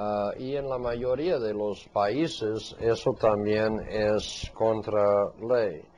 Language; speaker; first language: Spanish; non-native, fluent; English